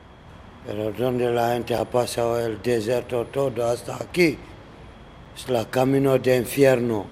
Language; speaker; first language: Spanish; non-native, learner; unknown